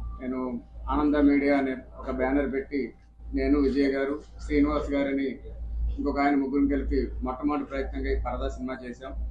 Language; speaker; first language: Telugu; native; Telugu